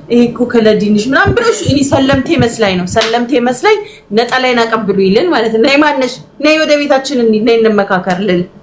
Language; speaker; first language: Amharic; native; Amharic